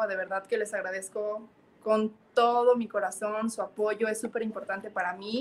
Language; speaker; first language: English; non-native, learner; Spanish